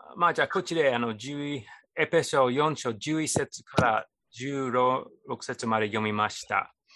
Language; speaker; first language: Japanese; non-native, fluent; English